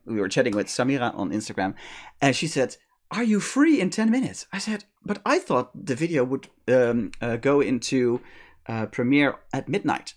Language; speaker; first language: English; non-native, fluent; Dutch